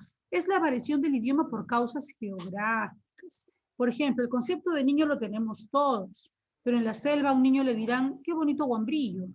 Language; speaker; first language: Spanish; native; Spanish